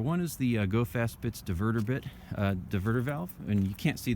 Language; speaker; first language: English; native; English